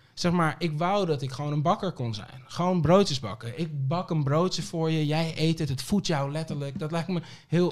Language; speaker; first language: Dutch; early bilingual, other home language; Papiamento